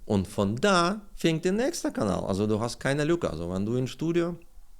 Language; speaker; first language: German; non-native, learner; Russian